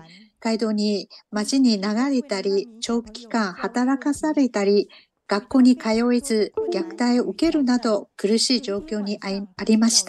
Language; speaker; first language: Japanese; non-native, fluent; Chinese